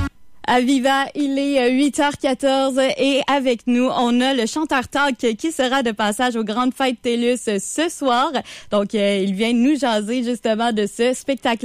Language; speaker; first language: French; native; French